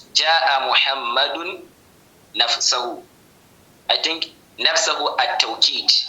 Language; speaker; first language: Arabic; non-native, learner; Hausa